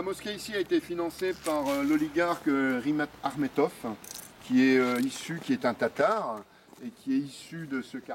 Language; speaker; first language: French; native; French